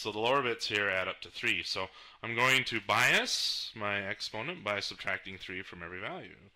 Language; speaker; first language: English; native; English